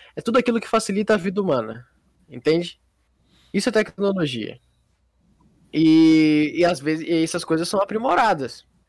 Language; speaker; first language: Portuguese; native; Portuguese